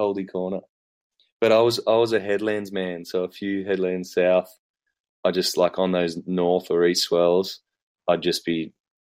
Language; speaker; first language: English; native; English